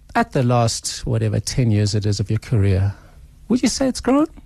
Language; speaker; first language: English; non-native, local second language; Swati